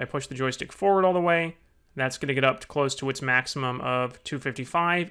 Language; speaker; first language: English; native; English